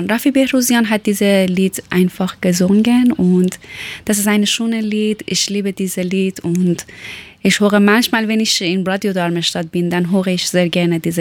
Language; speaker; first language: German; non-native, learner; Persian